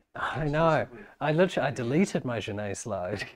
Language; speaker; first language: English; native; English